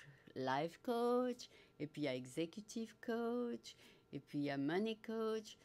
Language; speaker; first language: French; native; French